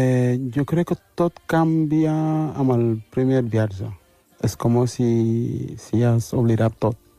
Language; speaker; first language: Catalan; early bilingual, other home language; Wolof